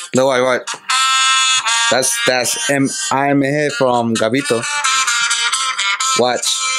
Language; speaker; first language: English; early bilingual, other home language; Spanish